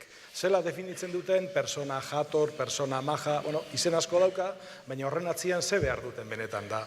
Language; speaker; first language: Basque; native; Basque